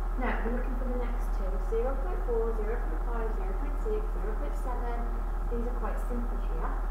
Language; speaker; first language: English; native; English